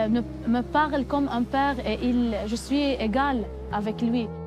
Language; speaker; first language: French; non-native, local second language; Arabic